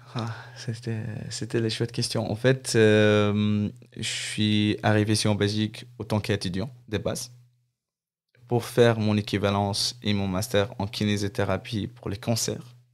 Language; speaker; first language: French; non-native, fluent; Arabic